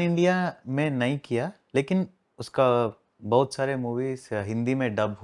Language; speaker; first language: Hindi; non-native, local second language; Telugu